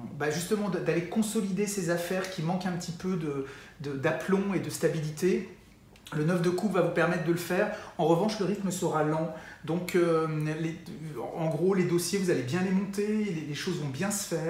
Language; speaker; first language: French; native; French